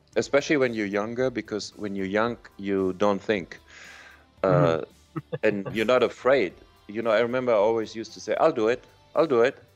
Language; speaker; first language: English; non-native, fluent; German